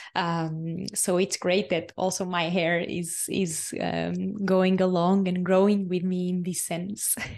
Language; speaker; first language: English; non-native, fluent; Portuguese